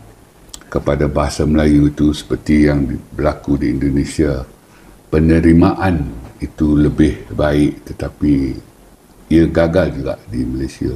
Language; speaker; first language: Malay; native; Malay